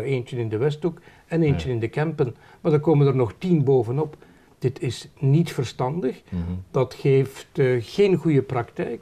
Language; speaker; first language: Dutch; native; Dutch